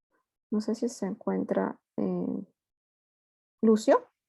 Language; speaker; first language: Spanish; native; Spanish